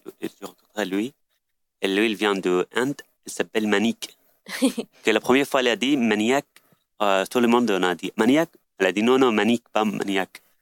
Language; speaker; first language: French; non-native, learner; Arabic